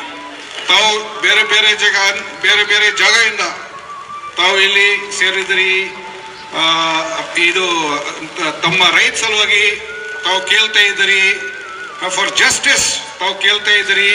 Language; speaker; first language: Kannada; non-native, local second language; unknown